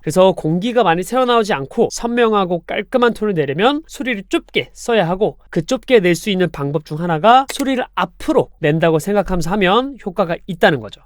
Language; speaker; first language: Korean; native; Korean